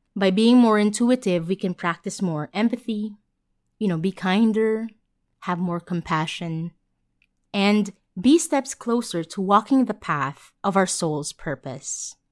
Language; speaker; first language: English; non-native, local second language; Filipino